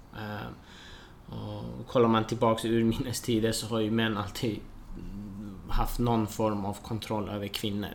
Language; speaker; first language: Swedish; early bilingual, other home language; Persian